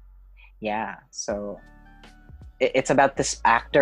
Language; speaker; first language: English; non-native, local second language; Cebuano